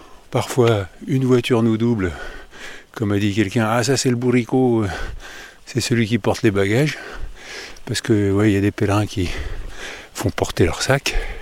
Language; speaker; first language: French; native; French